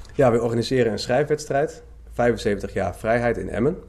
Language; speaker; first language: Dutch; native; Dutch